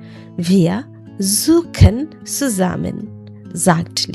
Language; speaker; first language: German; non-native, learner; Bangla